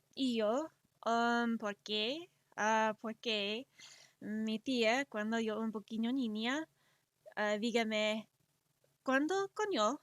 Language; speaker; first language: Spanish; early bilingual, other home language; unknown